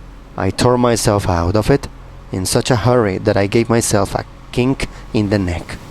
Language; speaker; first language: English; non-native, fluent; Spanish